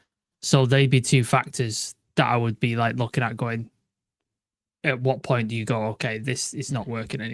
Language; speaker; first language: English; native; English